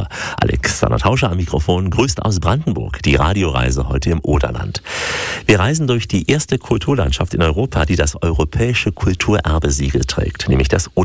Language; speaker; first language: German; native; German